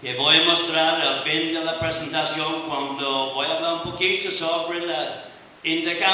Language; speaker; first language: Spanish; non-native, fluent; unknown